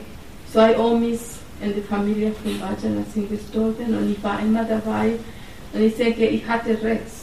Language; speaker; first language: German; non-native, learner; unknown